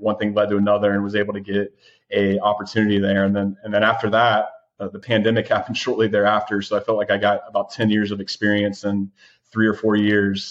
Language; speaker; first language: English; native; English